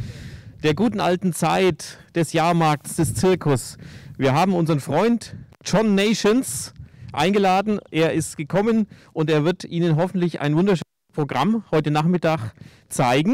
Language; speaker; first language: German; native; German